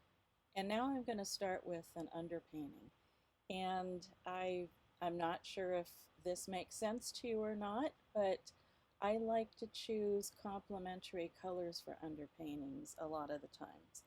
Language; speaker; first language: English; native; English